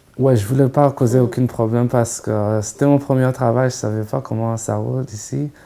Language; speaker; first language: French; non-native, local second language; Kinyarwanda